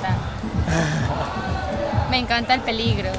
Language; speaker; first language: Spanish; native; Spanish